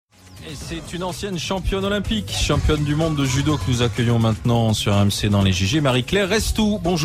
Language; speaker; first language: French; native; French